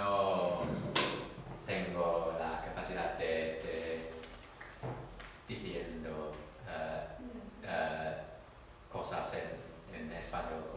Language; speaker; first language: Spanish; non-native, fluent; English